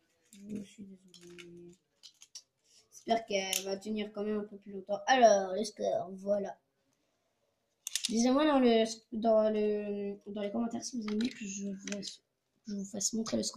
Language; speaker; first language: French; native; French